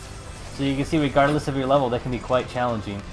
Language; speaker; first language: English; native; English